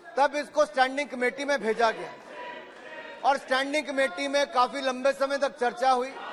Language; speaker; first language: Hindi; native; Hindi